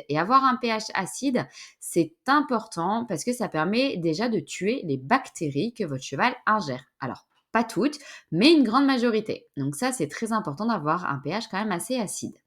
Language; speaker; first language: French; native; French